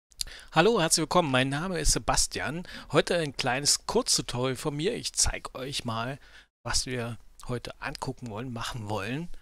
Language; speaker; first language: German; native; German